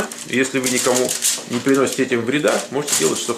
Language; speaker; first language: Russian; native; Russian